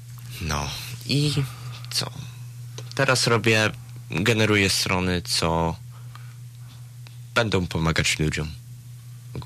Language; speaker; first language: Polish; early bilingual, heritage; Polish